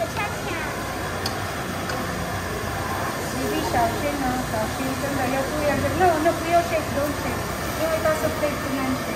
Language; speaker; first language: Chinese; non-native, fluent; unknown